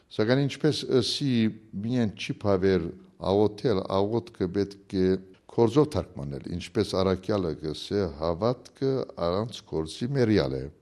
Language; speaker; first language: Armenian; early bilingual, heritage; Armenian